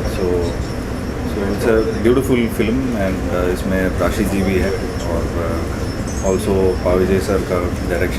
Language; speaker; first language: Hindi; non-native, local second language; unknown